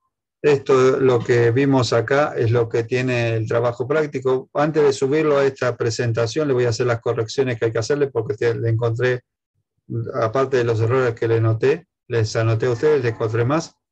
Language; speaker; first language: Spanish; native; Spanish